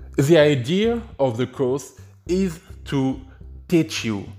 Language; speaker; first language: English; non-native, fluent; French